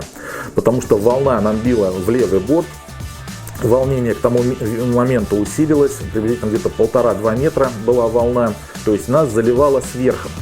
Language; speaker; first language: Russian; native; Russian